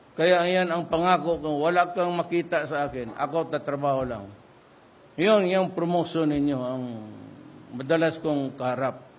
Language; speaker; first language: Filipino; non-native, local second language; Cebuano